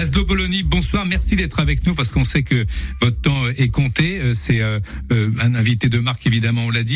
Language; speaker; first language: French; native; French